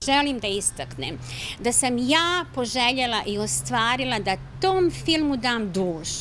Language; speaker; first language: Bosnian; native; Bosnian